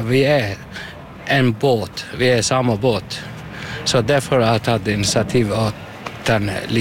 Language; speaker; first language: Norwegian; non-native, learner; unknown